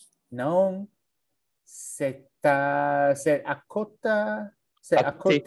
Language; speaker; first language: French; non-native, learner; English